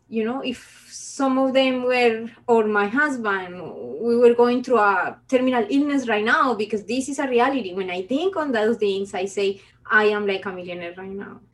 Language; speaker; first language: English; non-native, fluent; Spanish